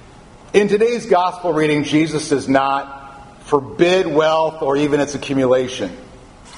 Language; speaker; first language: English; native; English